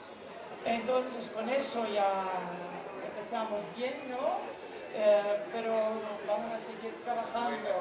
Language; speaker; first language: Spanish; non-native, fluent; Dutch